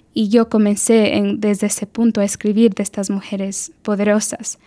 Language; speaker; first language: Spanish; early bilingual, heritage; Spanish